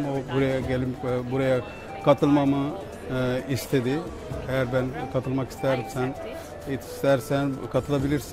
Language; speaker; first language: Turkish; non-native, fluent; Macedonian